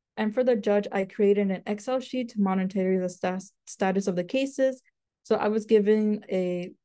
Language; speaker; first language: English; native; English